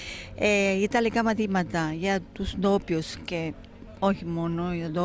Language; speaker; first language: Greek; non-native, fluent; Italian